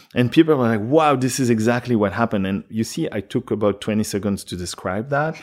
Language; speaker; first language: English; non-native, fluent; French